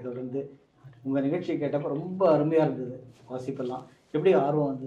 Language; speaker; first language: Tamil; native; Tamil